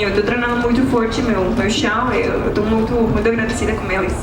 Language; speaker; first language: Portuguese; non-native, learner; Spanish